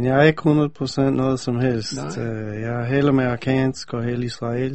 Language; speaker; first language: Danish; non-native, fluent; English